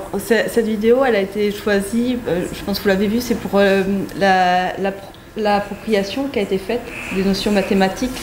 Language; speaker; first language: French; native; French